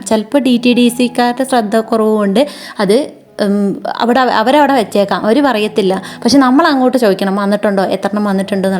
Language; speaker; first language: Malayalam; native; Malayalam